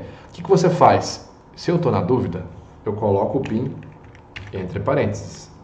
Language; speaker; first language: Portuguese; native; Portuguese